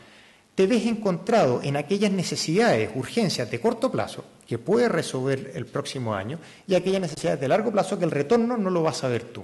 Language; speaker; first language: Spanish; native; Spanish